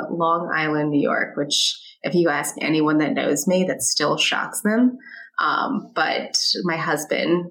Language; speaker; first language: English; native; English